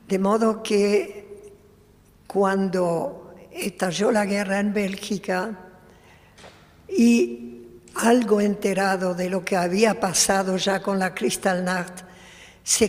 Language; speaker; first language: Spanish; early bilingual, other home language; Polish